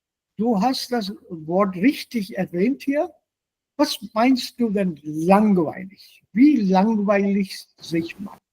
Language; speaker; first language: German; non-native, fluent; Hindi